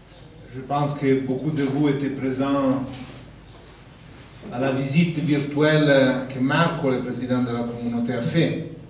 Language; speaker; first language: French; non-native, fluent; Italian